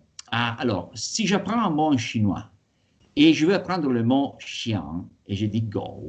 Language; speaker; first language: French; non-native, fluent; Italian